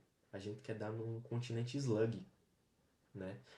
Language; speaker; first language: Portuguese; native; Portuguese